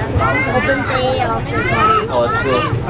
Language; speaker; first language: English; non-native, local second language; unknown